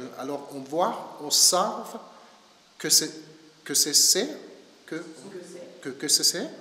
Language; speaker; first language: French; non-native, learner; German